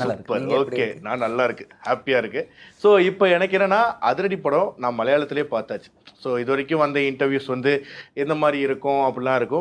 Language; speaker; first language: Tamil; native; Tamil